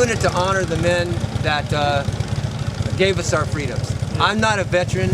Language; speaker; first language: English; native; English